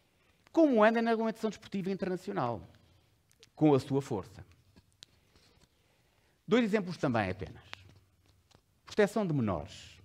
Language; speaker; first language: Portuguese; native; Portuguese